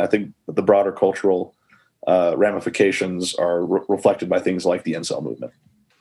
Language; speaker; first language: English; native; English